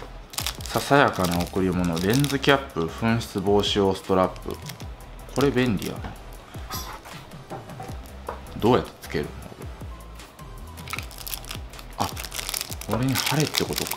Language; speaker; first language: Japanese; native; Japanese